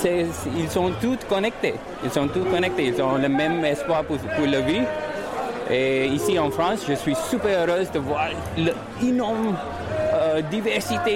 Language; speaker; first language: French; non-native, fluent; English